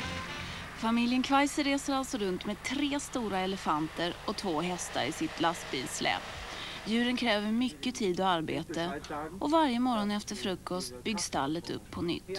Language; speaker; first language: Swedish; native; Swedish